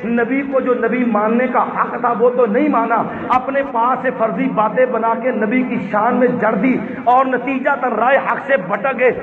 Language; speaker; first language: Urdu; non-native, local second language; Punjabi